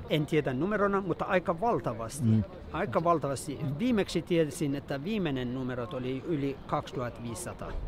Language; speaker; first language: Finnish; non-native, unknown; Persian